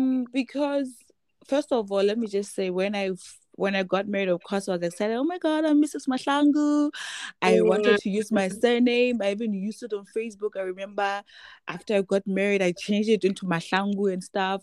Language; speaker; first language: English; non-native, local second language; Southern Sotho